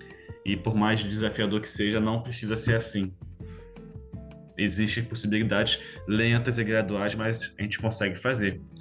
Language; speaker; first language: Portuguese; native; Portuguese